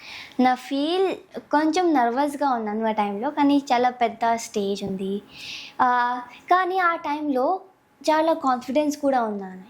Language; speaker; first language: Telugu; non-native, local second language; Hindi